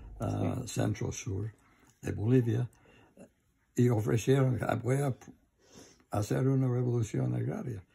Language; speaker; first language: Spanish; non-native, learner; English